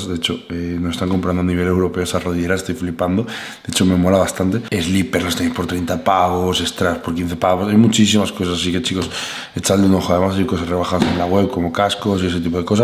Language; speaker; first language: Spanish; native; Spanish